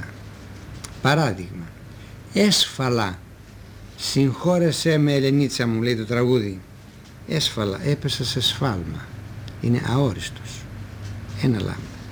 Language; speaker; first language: Greek; native; Greek